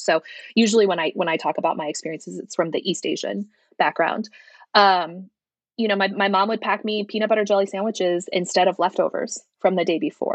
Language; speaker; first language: English; early bilingual, other home language; Chinese